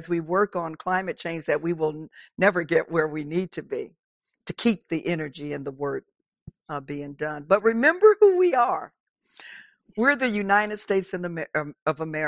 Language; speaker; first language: English; native; English